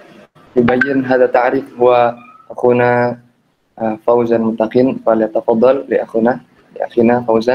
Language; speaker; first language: Arabic; non-native, learner; Indonesian